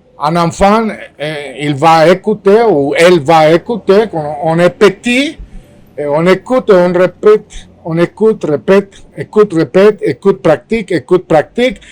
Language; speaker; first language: French; non-native, fluent; Spanish